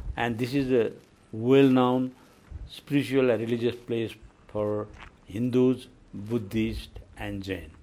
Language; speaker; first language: English; non-native, local second language; Nepali